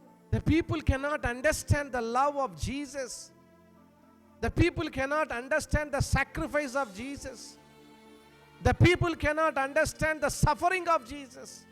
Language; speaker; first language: English; non-native, local second language; Telugu